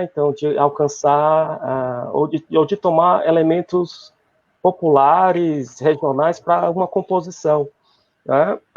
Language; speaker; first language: Portuguese; native; Portuguese